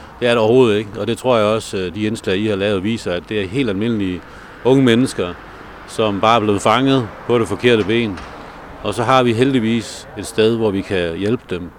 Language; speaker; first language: Danish; native; Danish